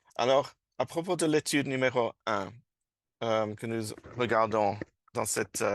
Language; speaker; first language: French; non-native, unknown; English